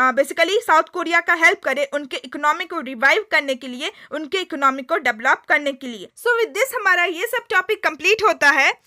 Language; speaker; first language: Hindi; native; Hindi